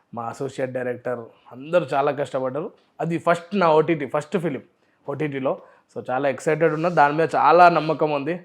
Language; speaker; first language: Telugu; non-native, local second language; Urdu